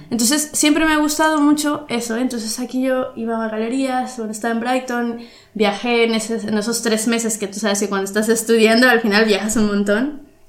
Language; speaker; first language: Spanish; native; Spanish